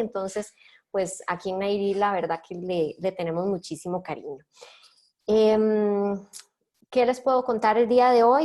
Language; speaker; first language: Spanish; native; Spanish